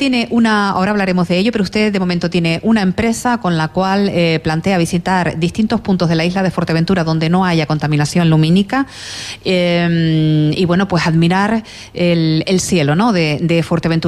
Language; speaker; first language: Spanish; native; Spanish